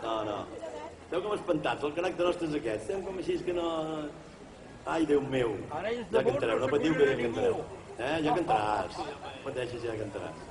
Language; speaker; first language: Catalan; native; Catalan